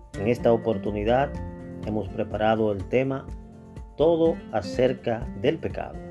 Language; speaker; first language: Spanish; native; Spanish